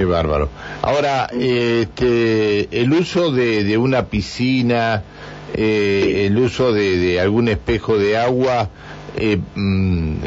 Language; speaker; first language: Spanish; native; Spanish